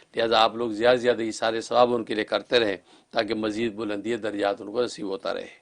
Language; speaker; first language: Urdu; native; Urdu